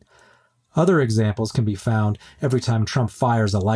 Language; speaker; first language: English; native; English